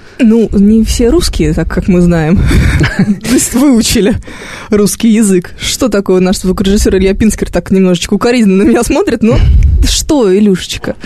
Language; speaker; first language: Russian; native; Russian